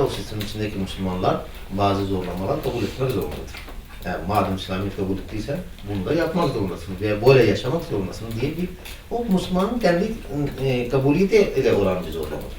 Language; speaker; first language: Turkish; non-native, fluent; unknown